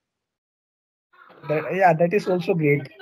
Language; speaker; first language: English; non-native, learner; Hindi